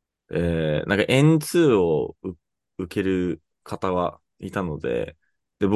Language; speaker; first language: Japanese; non-native, fluent; English